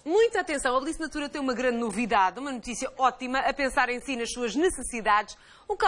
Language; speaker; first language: Portuguese; native; Portuguese